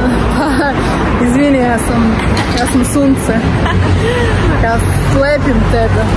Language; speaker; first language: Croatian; non-native, fluent; Russian